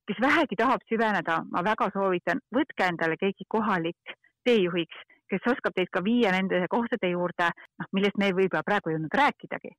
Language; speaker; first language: Estonian; native; Estonian